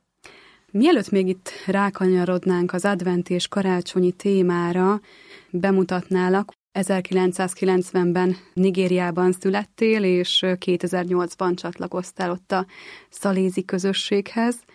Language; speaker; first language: Hungarian; native; Hungarian